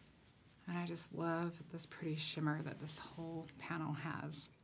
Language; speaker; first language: English; native; English